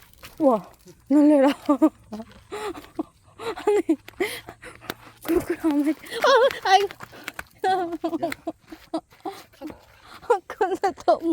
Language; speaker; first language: Korean; non-native, learner; Bangla